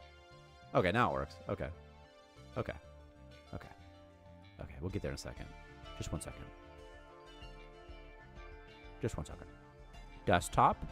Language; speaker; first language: English; native; English